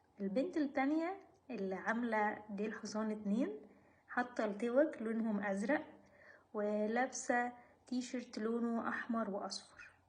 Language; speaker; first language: Egyptian Arabic; native; Egyptian Arabic